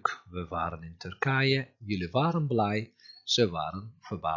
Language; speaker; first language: Dutch; non-native, fluent; Turkish